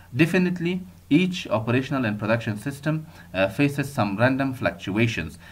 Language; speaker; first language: English; non-native, fluent; Persian